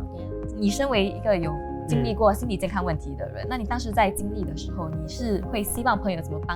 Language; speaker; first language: Chinese; native; Chinese